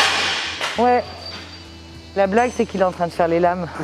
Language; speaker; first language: French; native; French